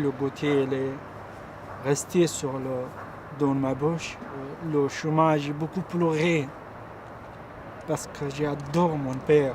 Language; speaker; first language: French; non-native, learner; Pashto